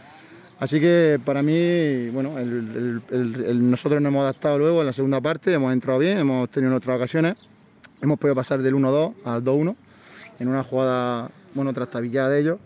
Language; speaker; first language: Spanish; native; Spanish